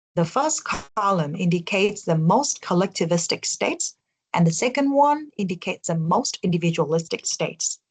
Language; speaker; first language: English; non-native, fluent; Vietnamese